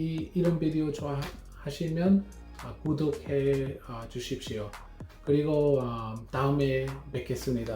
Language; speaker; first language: Korean; non-native, learner; English